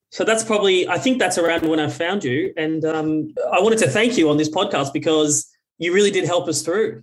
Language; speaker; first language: English; native; English